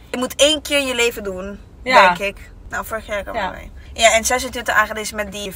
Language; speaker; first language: Dutch; non-native, learner; Italian